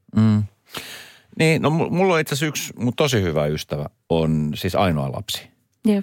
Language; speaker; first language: Finnish; early bilingual, other home language; Swedish